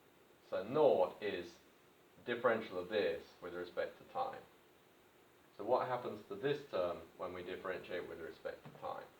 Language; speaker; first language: English; native; English